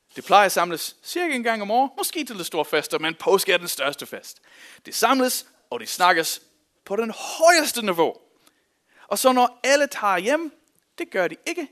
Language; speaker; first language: Danish; non-native, fluent; English